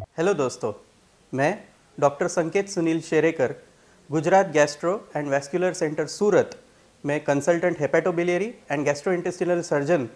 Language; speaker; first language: Hindi; non-native, local second language; Marathi